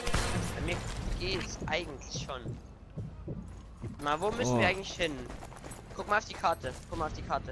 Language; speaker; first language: German; native; German